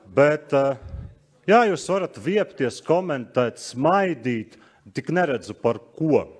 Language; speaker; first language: Latvian; native; Latvian